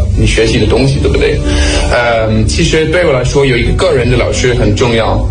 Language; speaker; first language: Chinese; non-native, fluent; Danish